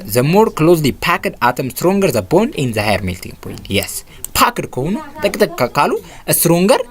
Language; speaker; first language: English; non-native, local second language; Amharic